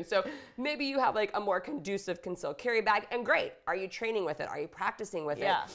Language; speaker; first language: English; native; English